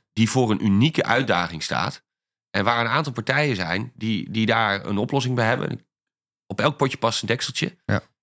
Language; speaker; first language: Dutch; native; Dutch